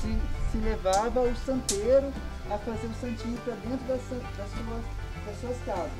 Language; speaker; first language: Portuguese; native; Portuguese